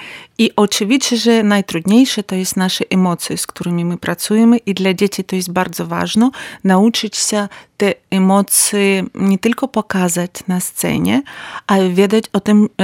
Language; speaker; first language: Polish; non-native, learner; Ukrainian